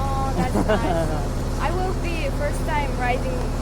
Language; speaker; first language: English; non-native, learner; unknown